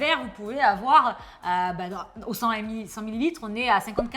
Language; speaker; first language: French; native; French